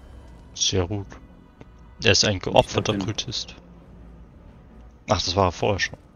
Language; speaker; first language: German; native; German